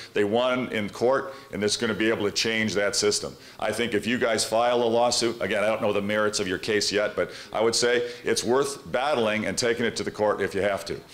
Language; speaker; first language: English; native; English